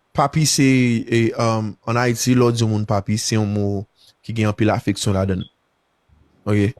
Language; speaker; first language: Haitian Creole; native; Haitian Creole